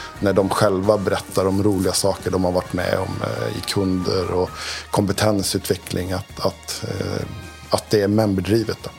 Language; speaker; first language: Swedish; native; Swedish